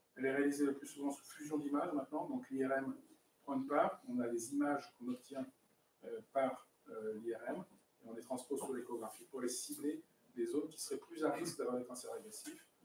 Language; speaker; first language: French; native; French